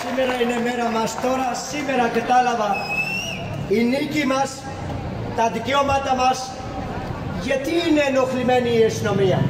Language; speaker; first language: Greek; non-native, fluent; Urdu